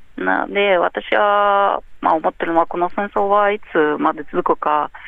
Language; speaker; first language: Japanese; non-native, fluent; Ukrainian